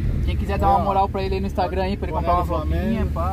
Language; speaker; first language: Portuguese; native; Portuguese